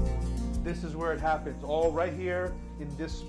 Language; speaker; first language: English; native; English